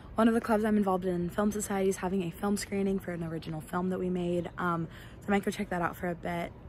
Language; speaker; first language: English; native; English